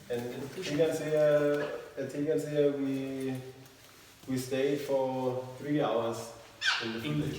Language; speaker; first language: English; non-native, learner; German